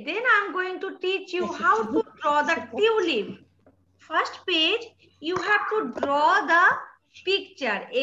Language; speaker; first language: English; non-native, learner; Bangla